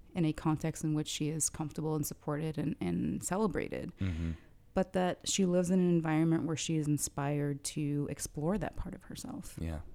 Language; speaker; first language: English; early bilingual, other home language; Arabic